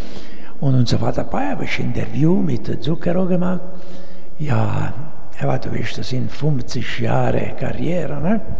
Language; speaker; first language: German; non-native, learner; Italian